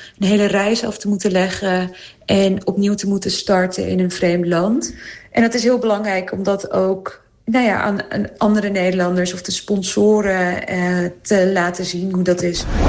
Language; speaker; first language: Dutch; early bilingual, other home language; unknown